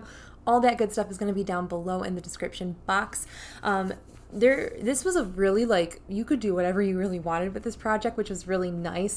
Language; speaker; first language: English; native; English